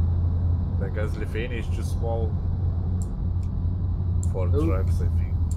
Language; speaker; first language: English; non-native, learner; Lithuanian